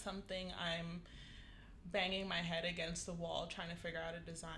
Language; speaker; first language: English; native; English